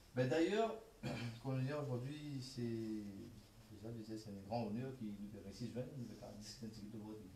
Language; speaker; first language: French; non-native, local second language; Morisyen